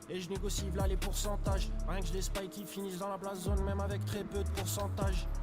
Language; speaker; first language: French; native; French